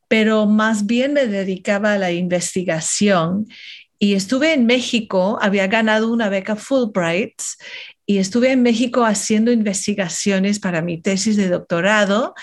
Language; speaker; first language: Spanish; non-native, fluent; English